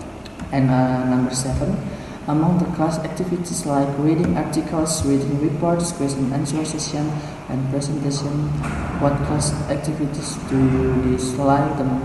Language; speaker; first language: English; non-native, learner; Indonesian